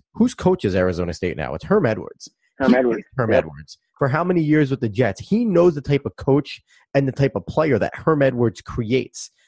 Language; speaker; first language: English; native; English